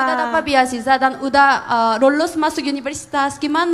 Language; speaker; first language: Indonesian; non-native, fluent; Korean